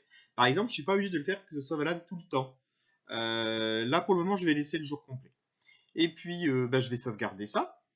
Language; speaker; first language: French; native; French